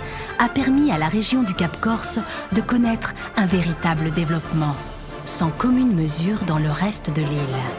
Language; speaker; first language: French; native; French